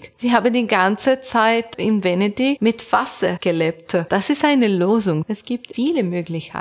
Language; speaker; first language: German; non-native, learner; Italian